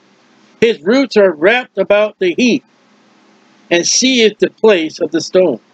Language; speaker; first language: English; native; English